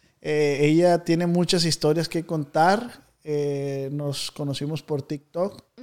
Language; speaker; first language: Spanish; native; Spanish